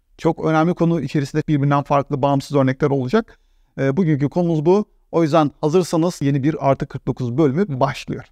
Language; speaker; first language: Turkish; native; Turkish